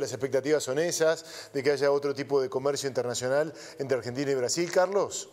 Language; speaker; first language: Spanish; native; Spanish